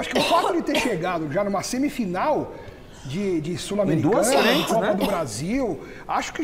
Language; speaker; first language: Portuguese; native; Portuguese